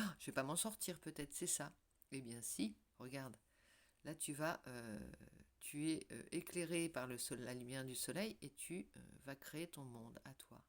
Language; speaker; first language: French; native; French